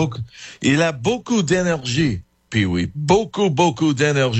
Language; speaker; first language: French; non-native, fluent; English